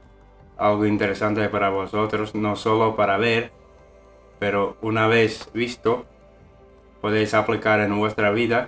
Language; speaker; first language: Spanish; non-native, fluent; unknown